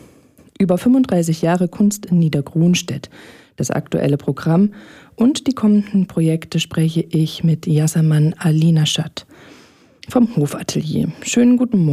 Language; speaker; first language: German; native; German